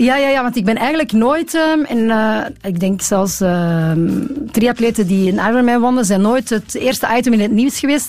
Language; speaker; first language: Dutch; native; Dutch